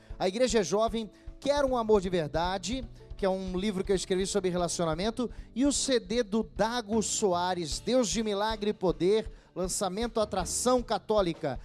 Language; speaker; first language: Portuguese; native; Portuguese